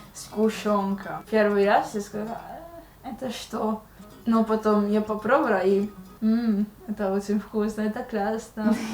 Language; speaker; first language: Russian; non-native, learner; Italian